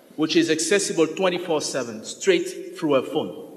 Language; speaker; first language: English; non-native, fluent; French